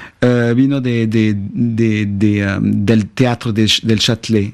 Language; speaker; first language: Spanish; non-native, fluent; French